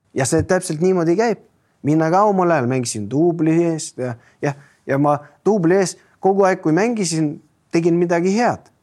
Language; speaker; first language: Estonian; non-native, local second language; Russian